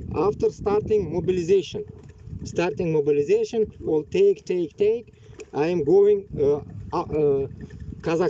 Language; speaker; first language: English; non-native, learner; Bashkir